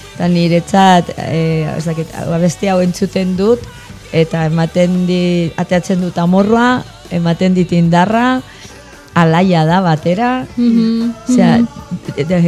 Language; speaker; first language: Basque; non-native, local second language; Spanish